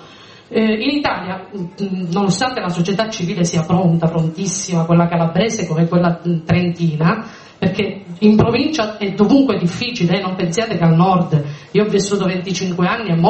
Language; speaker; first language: Italian; native; Italian